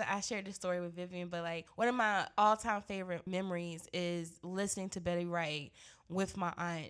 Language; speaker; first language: English; native; English